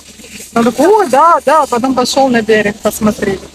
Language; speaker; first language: Russian; native; Russian